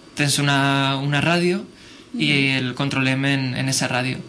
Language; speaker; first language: Spanish; non-native, local second language; Catalan